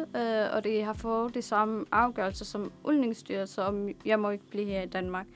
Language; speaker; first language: Danish; non-native, fluent; Arabic